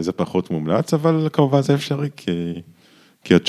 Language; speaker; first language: Hebrew; native; Hebrew